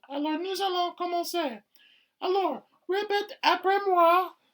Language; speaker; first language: French; non-native, fluent; English